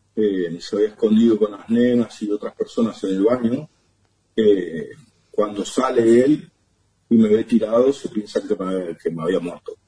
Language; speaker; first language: Spanish; native; Spanish